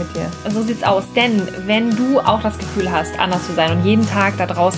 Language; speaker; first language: German; native; German